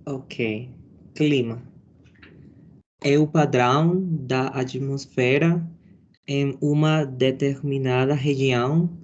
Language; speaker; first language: Portuguese; non-native, learner; Spanish